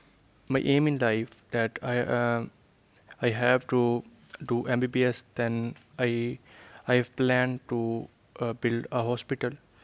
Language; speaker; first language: English; non-native, learner; Urdu